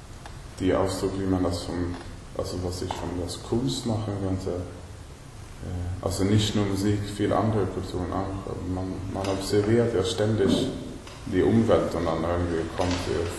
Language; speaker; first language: German; non-native, learner; Swedish